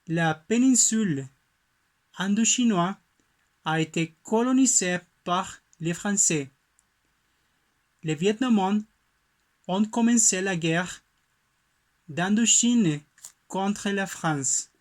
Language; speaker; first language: French; non-native, learner; Spanish